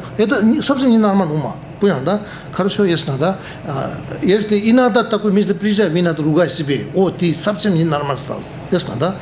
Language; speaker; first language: Russian; non-native, learner; Tibetan